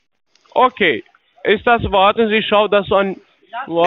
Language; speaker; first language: German; non-native, learner; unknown